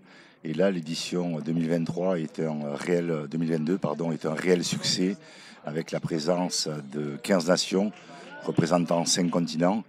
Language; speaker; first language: French; native; French